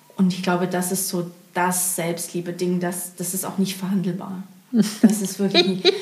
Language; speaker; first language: German; early bilingual, other home language; Portuguese